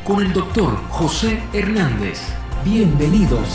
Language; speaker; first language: Spanish; native; Spanish